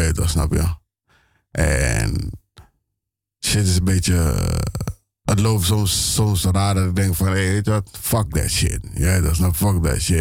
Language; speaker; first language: Dutch; native; Dutch